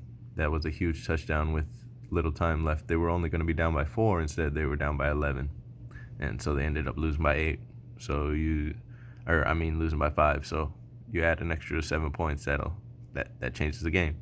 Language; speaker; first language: English; native; English